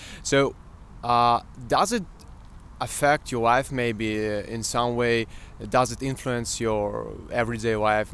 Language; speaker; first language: English; non-native, fluent; Russian